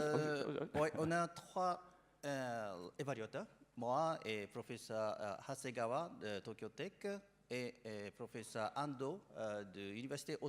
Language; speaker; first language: French; non-native, learner; Japanese